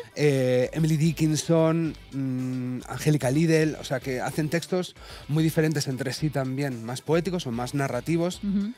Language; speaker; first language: Spanish; native; Spanish